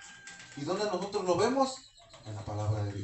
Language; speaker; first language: Spanish; native; Spanish